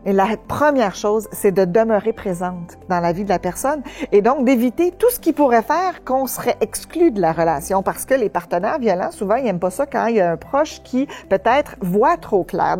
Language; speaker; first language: French; native; French